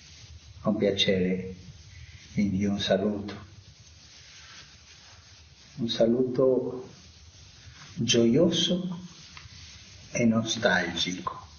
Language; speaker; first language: Italian; non-native, fluent; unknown